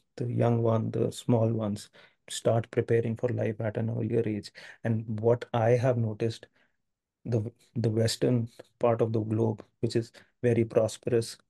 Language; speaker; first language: English; non-native, local second language; Hindi